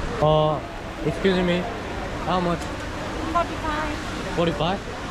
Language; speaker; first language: English; non-native, learner; Korean